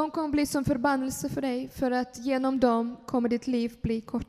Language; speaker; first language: Swedish; non-native, fluent; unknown